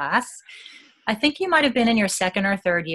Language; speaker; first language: English; native; English